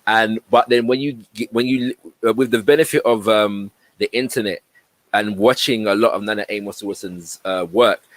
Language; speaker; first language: English; native; English